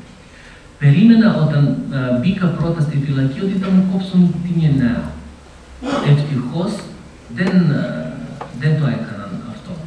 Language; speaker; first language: Greek; non-native, fluent; Macedonian